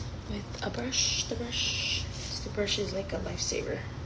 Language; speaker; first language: English; early bilingual, other home language; Spanish